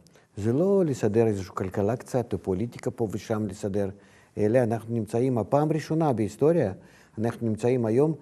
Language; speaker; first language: Hebrew; non-native, fluent; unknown